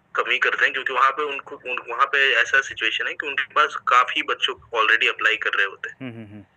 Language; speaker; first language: Hindi; native; Hindi